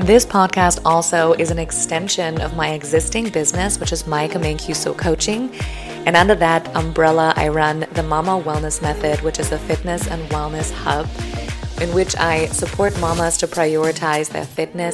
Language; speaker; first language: English; non-native, fluent; German